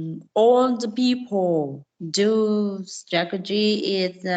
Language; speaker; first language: English; non-native, learner; Vietnamese